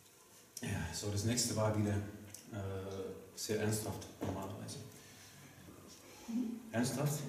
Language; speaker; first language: German; non-native, fluent; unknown